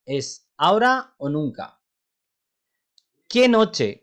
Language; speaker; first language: Spanish; non-native, fluent; Urdu